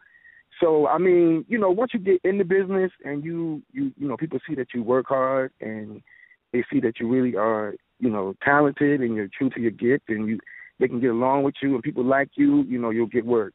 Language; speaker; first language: English; native; English